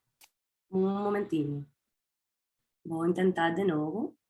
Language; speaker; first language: Portuguese; non-native, fluent; Spanish